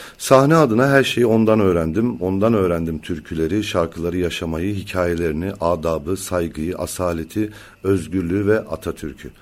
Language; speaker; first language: Turkish; native; Turkish